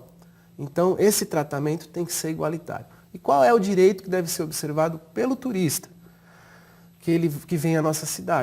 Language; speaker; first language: Portuguese; native; Portuguese